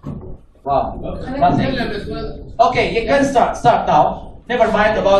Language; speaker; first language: English; non-native, learner; Arabic